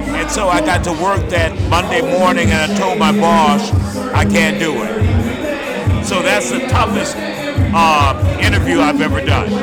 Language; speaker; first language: English; native; English